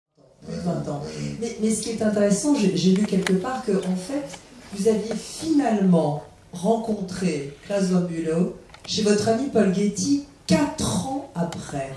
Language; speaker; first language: French; native; French